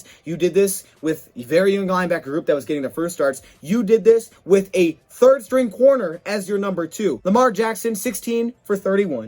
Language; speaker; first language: English; native; English